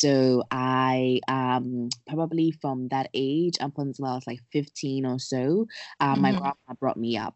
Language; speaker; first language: English; non-native, local second language; Akan